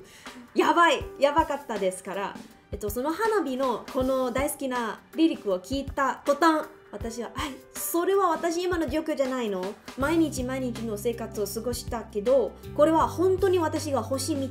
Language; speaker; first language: Japanese; non-native, learner; Chinese